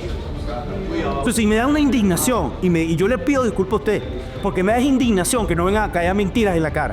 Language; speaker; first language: Spanish; native; Spanish